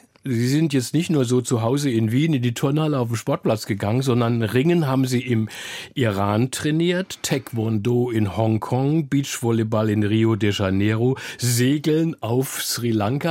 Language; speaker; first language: German; native; German